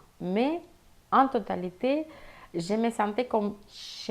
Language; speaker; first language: French; non-native, fluent; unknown